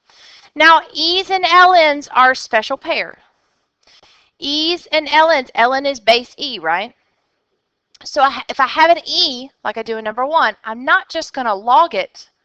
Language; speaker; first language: English; native; English